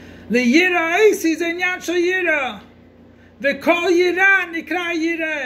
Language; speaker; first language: Hebrew; non-native, fluent; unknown